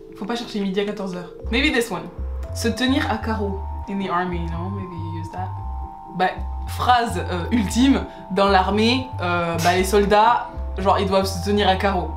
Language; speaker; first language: French; native; French